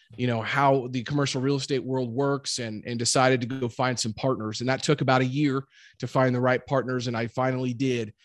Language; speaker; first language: English; native; English